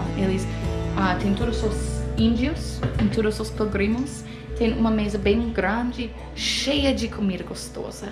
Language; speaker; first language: Portuguese; non-native, learner; English